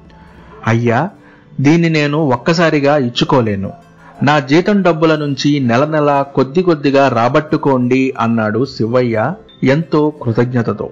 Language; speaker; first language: Telugu; native; Telugu